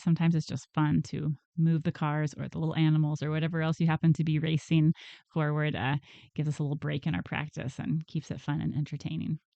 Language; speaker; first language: English; native; English